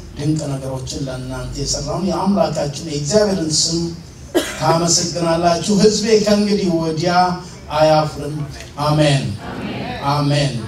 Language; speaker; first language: Amharic; native; Amharic